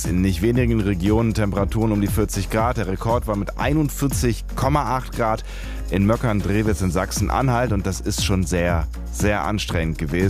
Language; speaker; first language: German; native; German